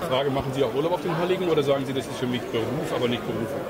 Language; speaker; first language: German; native; German